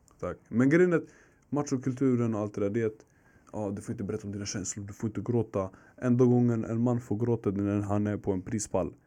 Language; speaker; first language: Swedish; early bilingual, other home language; Arabic